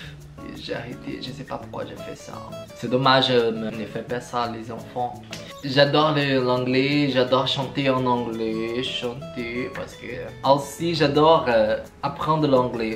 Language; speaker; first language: French; non-native, learner; Portuguese